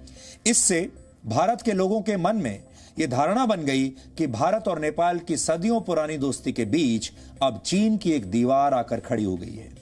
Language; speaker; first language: Hindi; native; Hindi